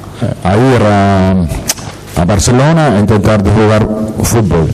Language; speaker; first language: Spanish; non-native, fluent; Italian